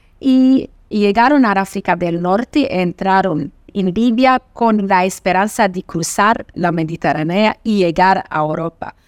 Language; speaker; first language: Spanish; non-native, fluent; Portuguese